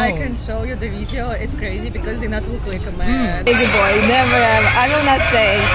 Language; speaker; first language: English; non-native, learner; Russian